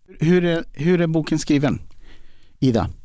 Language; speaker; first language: Swedish; native; Swedish